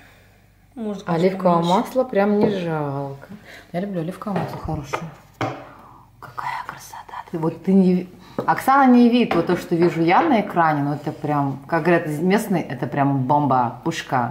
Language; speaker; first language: Russian; native; Russian